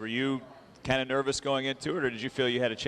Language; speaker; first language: English; native; English